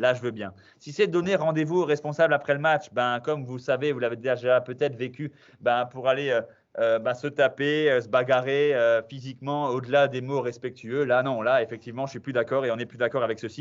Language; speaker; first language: French; native; French